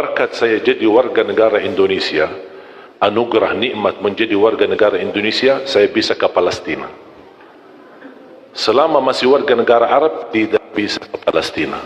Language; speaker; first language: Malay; non-native, fluent; Arabic